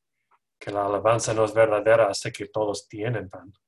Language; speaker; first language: Spanish; non-native, learner; English